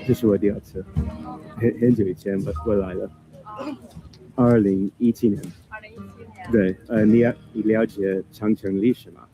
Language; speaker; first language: Chinese; non-native, learner; English